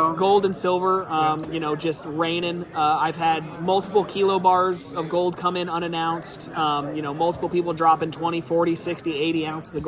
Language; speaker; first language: English; native; English